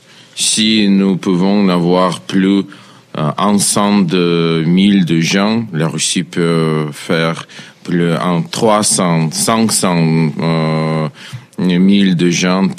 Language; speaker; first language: French; non-native, learner; Ukrainian